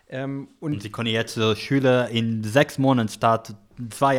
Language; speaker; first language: German; non-native, learner; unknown